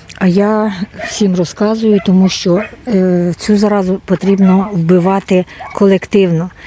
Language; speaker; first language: Ukrainian; non-native, local second language; Russian